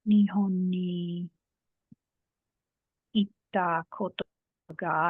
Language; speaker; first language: Japanese; non-native, learner; English